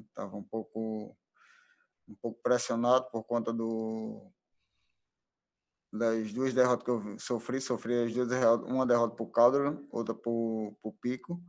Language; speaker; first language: Portuguese; native; Portuguese